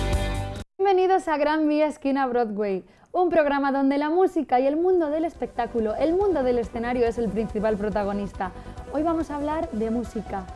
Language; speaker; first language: Spanish; native; Spanish